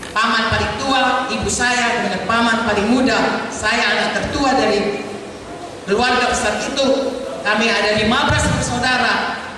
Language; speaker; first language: Indonesian; native; Indonesian